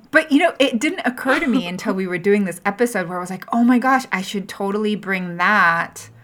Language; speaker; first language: English; early bilingual, other home language; Japanese